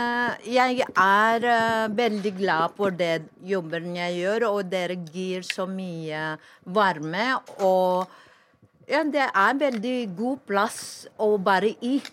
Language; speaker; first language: Norwegian; non-native, fluent; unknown